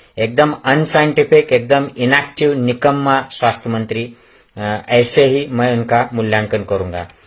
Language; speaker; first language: Hindi; non-native, local second language; Marathi